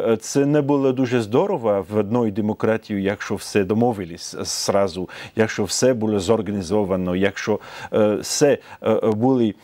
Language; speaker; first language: Ukrainian; non-native, fluent; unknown